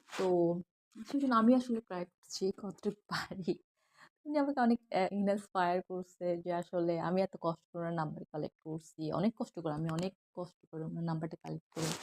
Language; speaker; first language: Bangla; non-native, local second language; Chakma